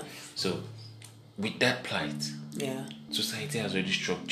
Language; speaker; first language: English; non-native, local second language; Yoruba